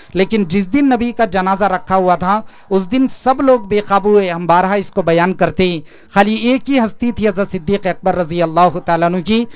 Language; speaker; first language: Urdu; native; Urdu